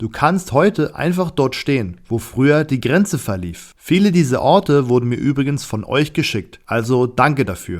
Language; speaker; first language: German; native; German